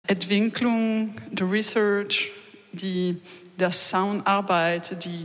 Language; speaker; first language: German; non-native, learner; French